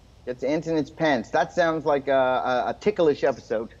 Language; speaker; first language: English; native; English